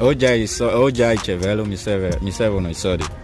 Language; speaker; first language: Italian; non-native, fluent; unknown